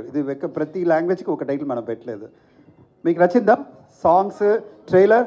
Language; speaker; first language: Telugu; non-native, learner; Tamil